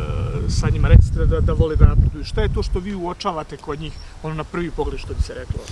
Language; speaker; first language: Serbian; native; Serbian